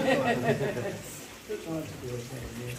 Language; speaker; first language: Japanese; native; Japanese